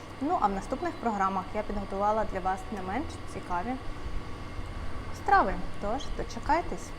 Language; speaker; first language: Ukrainian; native; Ukrainian